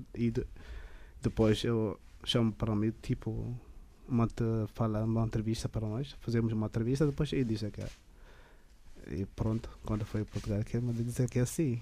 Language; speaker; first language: Portuguese; non-native, learner; Tigrinya